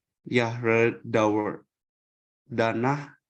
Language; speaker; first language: German; non-native, learner; Indonesian